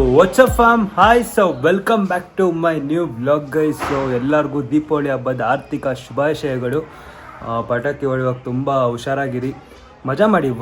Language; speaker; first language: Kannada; native; Kannada